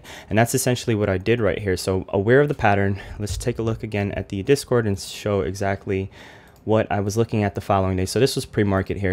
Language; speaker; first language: English; native; English